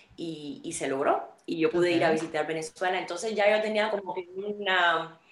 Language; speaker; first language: Spanish; native; Spanish